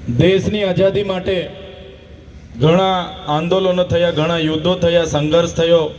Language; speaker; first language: Gujarati; non-native, local second language; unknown